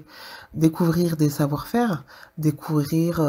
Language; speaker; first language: French; native; French